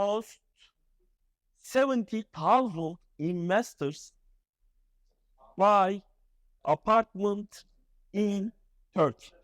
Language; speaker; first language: English; non-native, fluent; Turkish